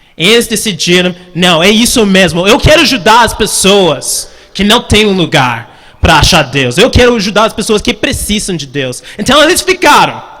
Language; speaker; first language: Portuguese; non-native, fluent; English